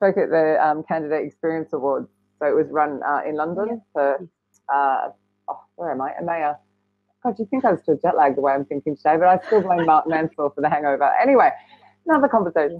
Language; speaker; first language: English; native; English